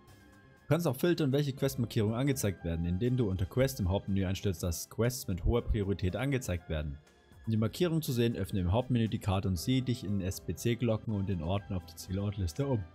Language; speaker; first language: German; native; German